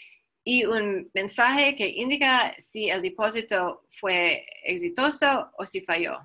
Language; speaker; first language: Spanish; non-native, fluent; English